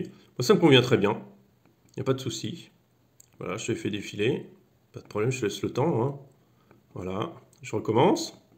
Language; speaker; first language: French; native; French